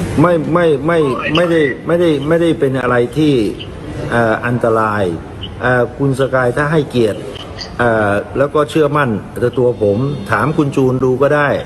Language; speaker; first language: Thai; native; Thai